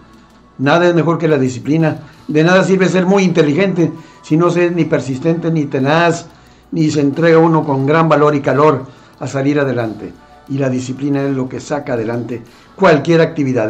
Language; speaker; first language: Spanish; native; Spanish